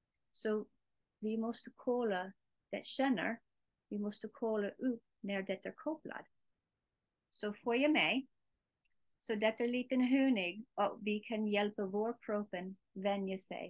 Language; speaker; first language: Swedish; non-native, learner; English